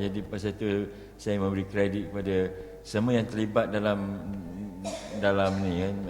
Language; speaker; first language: Malay; native; Malay